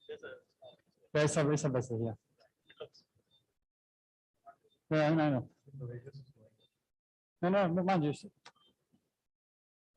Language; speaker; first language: English; non-native, fluent; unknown